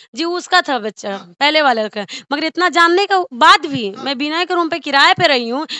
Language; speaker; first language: Hindi; native; Hindi